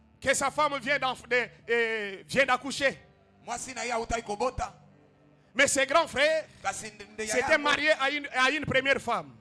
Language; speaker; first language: French; non-native, local second language; Lingala